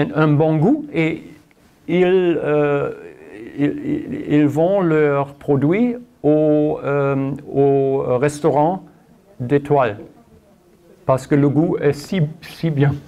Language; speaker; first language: French; non-native, learner; German